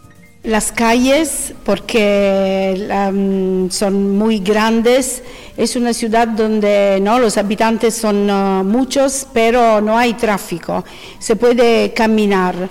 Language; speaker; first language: Spanish; non-native, fluent; Italian